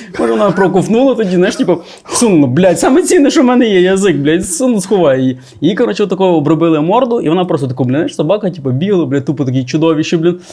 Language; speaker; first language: Ukrainian; native; Ukrainian